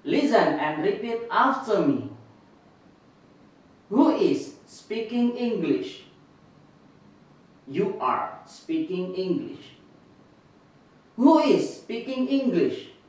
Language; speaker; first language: English; non-native, fluent; Indonesian